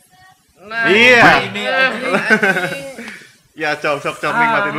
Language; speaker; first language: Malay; non-native, local second language; Sundanese